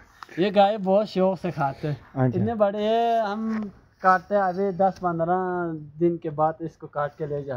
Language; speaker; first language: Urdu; non-native, local second language; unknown